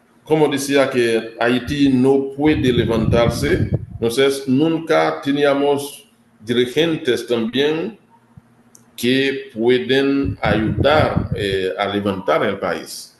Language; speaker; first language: Spanish; non-native, fluent; Haitian Creole